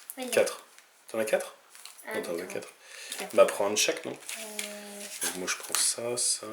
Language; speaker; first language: French; native; French